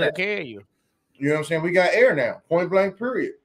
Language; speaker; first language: English; native; English